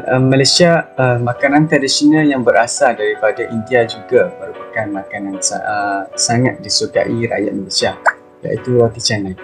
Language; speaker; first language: Malay; native; Malay